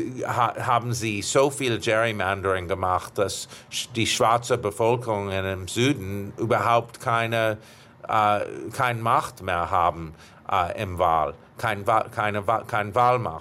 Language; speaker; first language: German; non-native, fluent; English